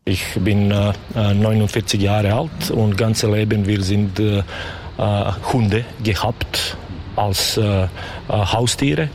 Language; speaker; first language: German; non-native, learner; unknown